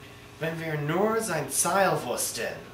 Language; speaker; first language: German; non-native, learner; English